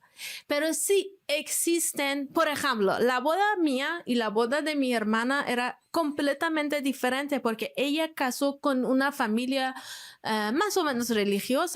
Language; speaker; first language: Spanish; non-native, fluent; Persian